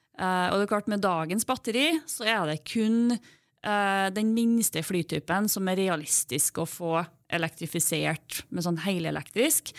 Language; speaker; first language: Norwegian; native; Norwegian